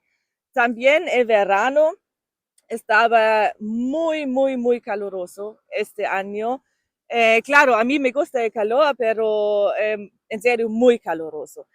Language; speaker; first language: Spanish; non-native, fluent; German